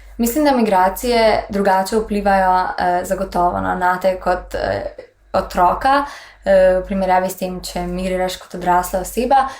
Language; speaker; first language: Slovenian; native; Slovenian